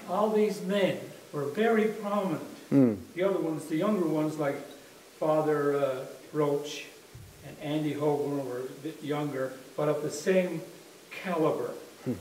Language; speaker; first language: English; native; English